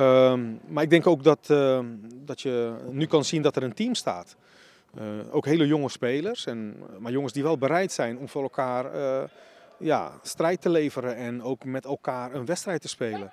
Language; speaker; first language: Dutch; native; Dutch